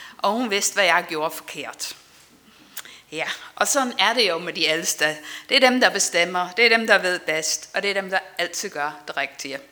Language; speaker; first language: Danish; non-native, fluent; Dutch